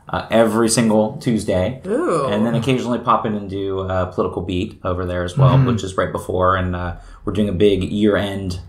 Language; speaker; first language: English; native; English